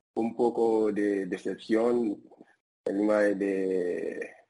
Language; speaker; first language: Spanish; non-native, fluent; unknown